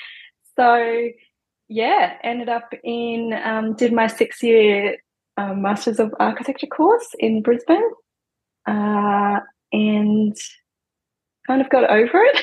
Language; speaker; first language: English; non-native, local second language; Cantonese